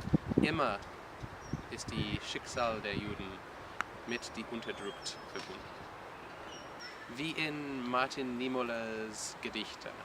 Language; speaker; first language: German; non-native, learner; English